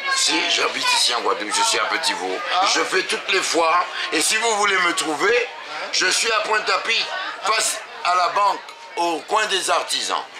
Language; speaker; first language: French; native; French